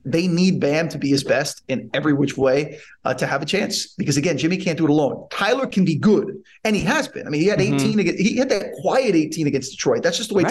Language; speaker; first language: English; native; English